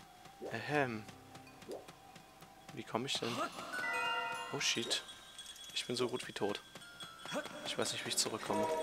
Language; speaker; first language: German; native; German